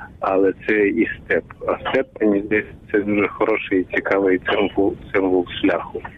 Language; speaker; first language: Ukrainian; early bilingual, heritage; Ukrainian